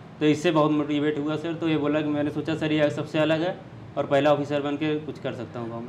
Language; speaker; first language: Hindi; native; Hindi